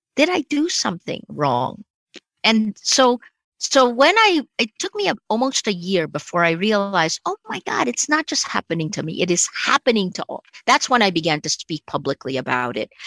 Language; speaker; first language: English; early bilingual, other home language; Filipino